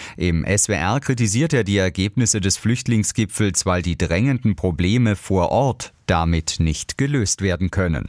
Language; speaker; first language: German; native; German